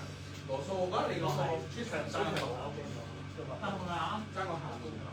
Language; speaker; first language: Cantonese; native; Cantonese